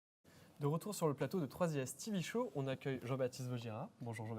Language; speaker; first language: French; native; French